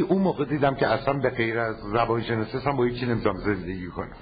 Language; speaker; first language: Persian; non-native, fluent; German